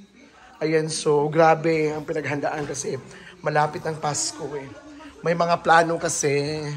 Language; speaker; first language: Filipino; non-native, local second language; Cebuano